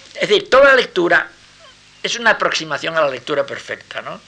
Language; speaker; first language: Spanish; native; Spanish